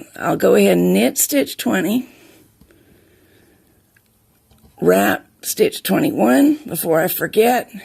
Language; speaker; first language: English; native; English